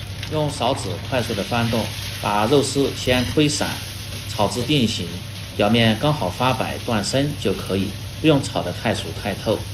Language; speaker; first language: Chinese; native; Chinese